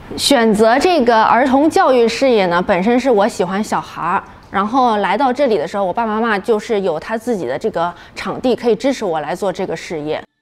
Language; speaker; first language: Chinese; native; Chinese